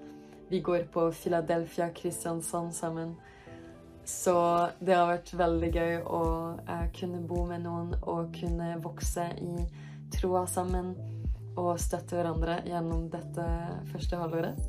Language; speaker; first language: Norwegian; early bilingual, heritage; French